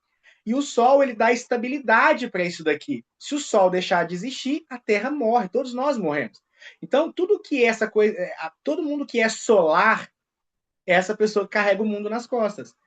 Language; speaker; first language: Portuguese; native; Portuguese